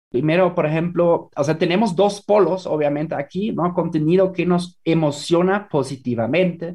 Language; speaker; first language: Spanish; non-native, fluent; German